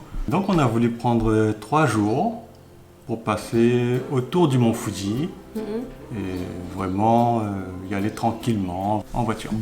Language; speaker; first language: French; native; French